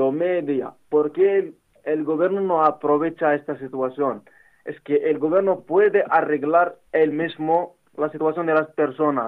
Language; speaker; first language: Spanish; non-native, learner; Arabic